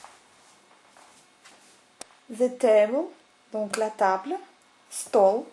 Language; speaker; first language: French; native; French